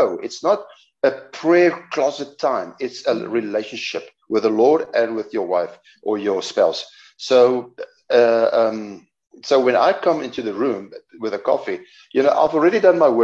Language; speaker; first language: English; non-native, local second language; Afrikaans